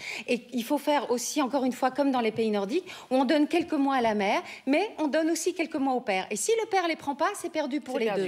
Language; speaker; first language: French; native; French